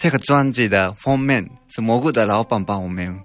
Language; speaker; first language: Chinese; non-native, fluent; Japanese